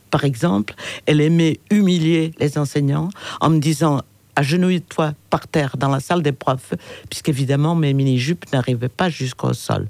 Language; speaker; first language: French; non-native, fluent; Portuguese